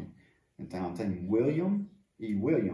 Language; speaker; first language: Portuguese; non-native, fluent; English